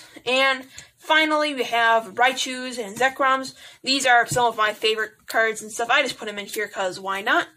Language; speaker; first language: English; native; English